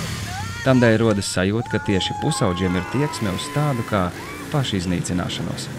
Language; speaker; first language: Latvian; native; Latvian